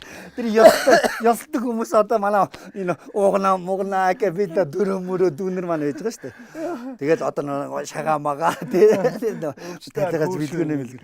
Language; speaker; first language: Mongolian; native; Mongolian